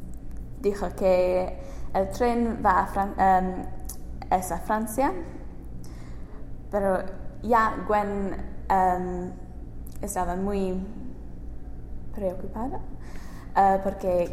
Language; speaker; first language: Spanish; non-native, learner; English